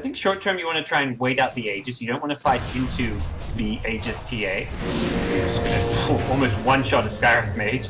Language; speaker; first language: English; native; English